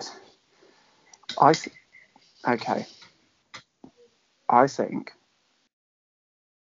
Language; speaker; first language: English; native; English